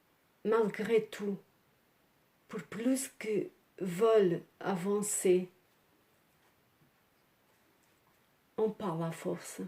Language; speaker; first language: French; non-native, learner; Portuguese